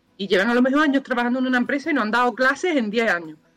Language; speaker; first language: Spanish; native; Spanish